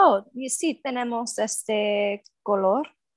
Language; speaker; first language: Spanish; non-native, learner; English